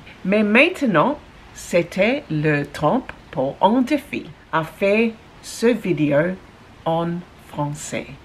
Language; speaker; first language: French; non-native, learner; English